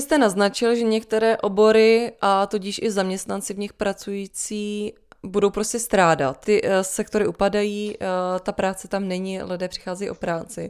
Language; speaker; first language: Czech; native; Czech